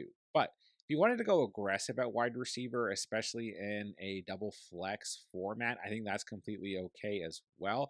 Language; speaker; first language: English; native; English